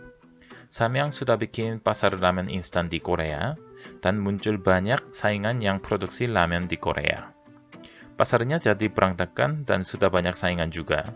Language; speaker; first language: Indonesian; non-native, fluent; Korean